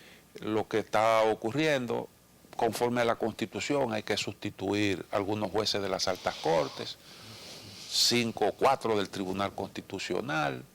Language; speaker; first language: Spanish; native; Spanish